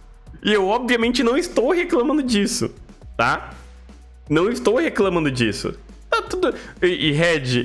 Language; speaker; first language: Portuguese; native; Portuguese